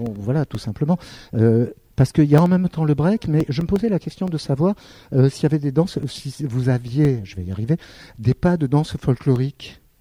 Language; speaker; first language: French; native; French